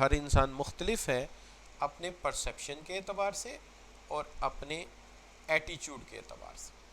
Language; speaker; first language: Urdu; native; Urdu